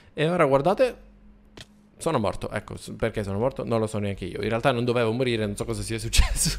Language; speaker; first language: Italian; native; Italian